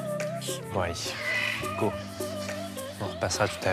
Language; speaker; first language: French; native; French